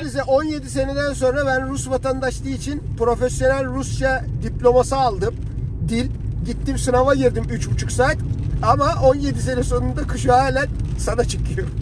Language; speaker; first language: Turkish; native; Turkish